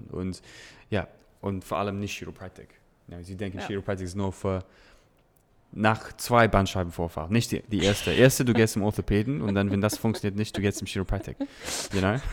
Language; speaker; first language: German; non-native, learner; English